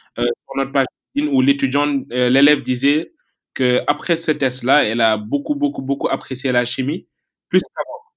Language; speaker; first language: French; non-native, local second language; Wolof